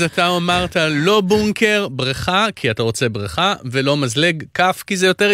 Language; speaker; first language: Hebrew; native; Hebrew